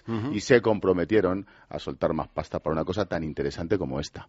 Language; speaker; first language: Spanish; native; Spanish